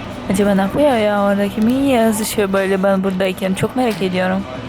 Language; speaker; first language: Turkish; non-native, fluent; Russian